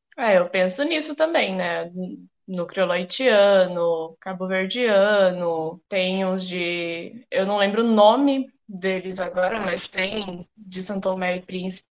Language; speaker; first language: Portuguese; native; Portuguese